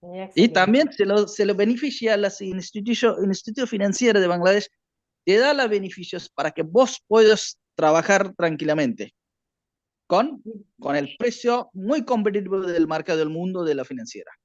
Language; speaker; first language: Spanish; non-native, learner; Bangla